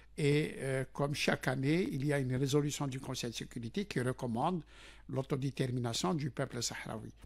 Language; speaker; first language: French; non-native, local second language; Arabic